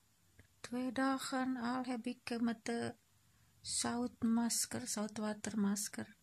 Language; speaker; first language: Dutch; non-native, learner; Indonesian